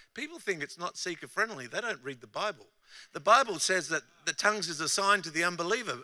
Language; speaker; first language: English; native; English